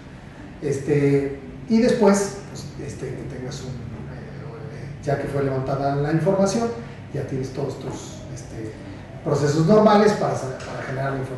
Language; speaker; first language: Spanish; native; Spanish